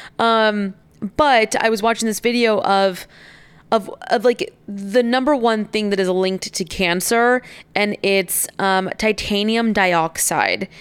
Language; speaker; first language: English; native; English